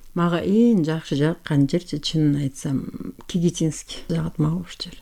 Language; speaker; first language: Kyrgyz; non-native, local second language; Turkish